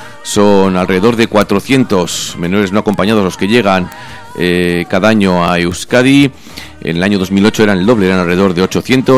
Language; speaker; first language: Spanish; native; Spanish